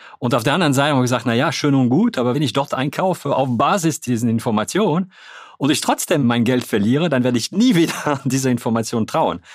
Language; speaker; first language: German; non-native, fluent; French